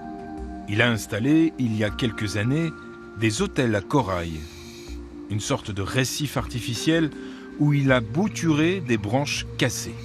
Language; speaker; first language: French; native; French